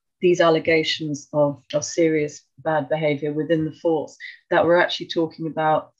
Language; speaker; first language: English; native; English